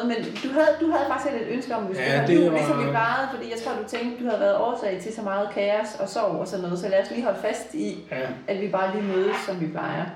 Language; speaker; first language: Danish; native; Danish